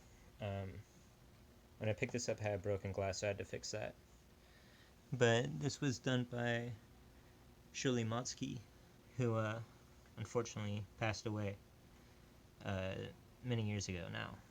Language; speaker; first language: English; native; English